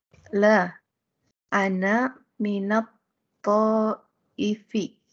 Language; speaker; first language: Arabic; non-native, learner; Indonesian